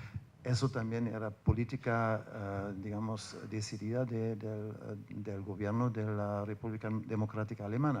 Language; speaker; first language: Spanish; non-native, fluent; German